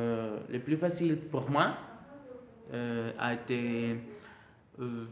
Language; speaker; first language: French; non-native, learner; Spanish